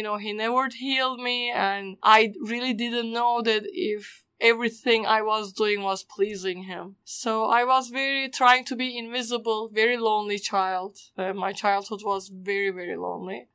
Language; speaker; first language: English; non-native, fluent; Turkish